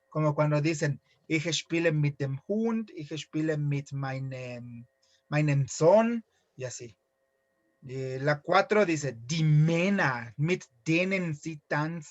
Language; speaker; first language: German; non-native, fluent; Spanish